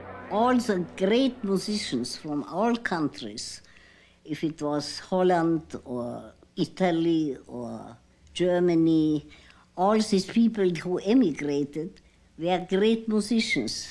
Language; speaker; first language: English; non-native, fluent; German